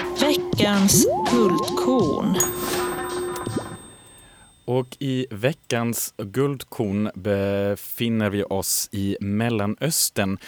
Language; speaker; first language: Swedish; native; Swedish